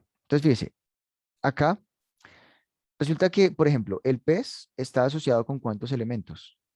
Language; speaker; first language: Spanish; native; Spanish